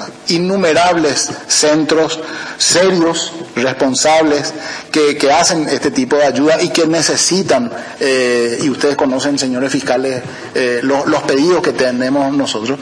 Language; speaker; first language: Spanish; native; Spanish